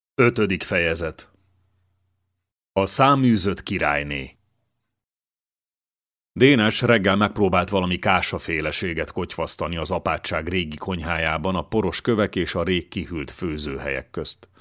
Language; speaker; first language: Hungarian; native; Hungarian